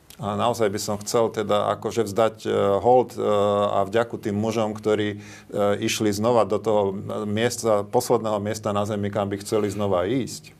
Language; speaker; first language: Slovak; native; Slovak